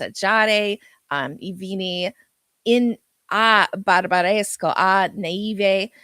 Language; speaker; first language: Italian; non-native, learner; English